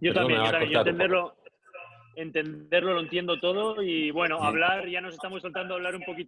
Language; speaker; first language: Spanish; native; Spanish